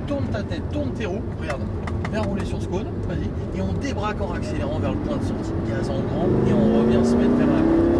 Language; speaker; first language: French; native; French